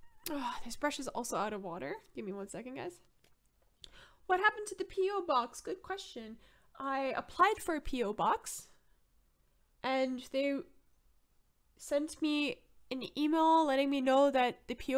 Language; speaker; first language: English; non-native, local second language; French